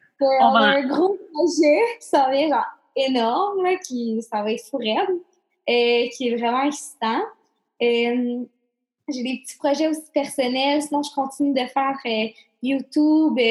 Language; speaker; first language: French; native; French